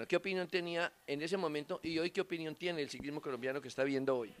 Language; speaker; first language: Spanish; native; Spanish